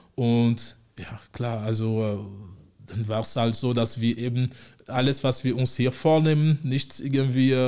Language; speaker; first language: German; non-native, fluent; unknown